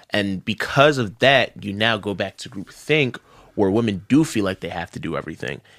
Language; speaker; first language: English; early bilingual, other home language; Yoruba